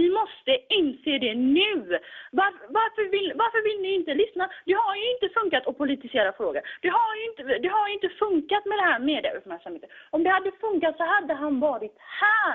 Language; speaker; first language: Swedish; early bilingual, other home language; Tigrinya